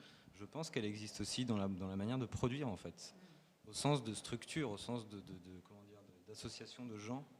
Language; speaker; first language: French; native; French